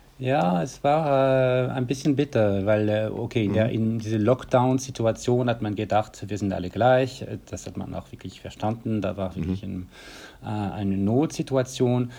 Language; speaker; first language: German; non-native, fluent; French